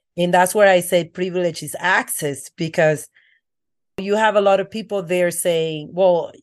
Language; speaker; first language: English; non-native, fluent; Spanish